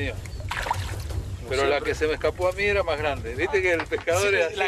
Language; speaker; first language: Spanish; native; Spanish